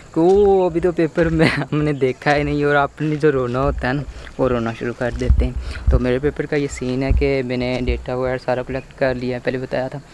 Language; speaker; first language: Urdu; non-native, local second language; Punjabi